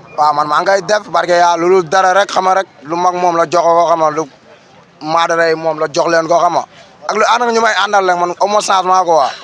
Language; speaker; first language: Wolof; native; Wolof